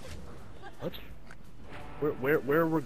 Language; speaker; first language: English; native; English